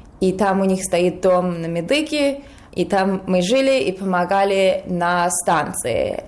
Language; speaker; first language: Russian; early bilingual, heritage; Russian